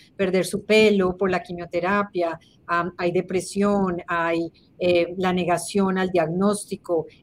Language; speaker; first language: Spanish; native; Spanish